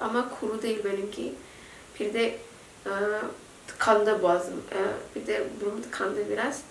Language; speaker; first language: Turkish; non-native, learner; Indonesian